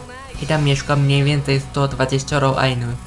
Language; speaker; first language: Polish; non-native, fluent; Japanese